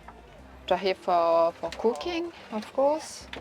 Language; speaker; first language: English; non-native, learner; French